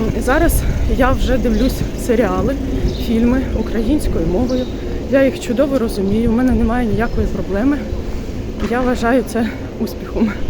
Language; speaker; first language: Ukrainian; non-native, local second language; Russian